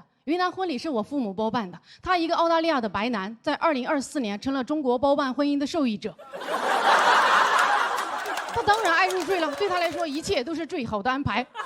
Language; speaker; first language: Chinese; native; Chinese